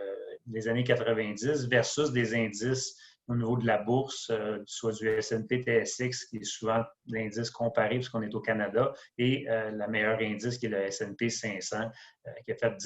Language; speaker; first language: French; native; French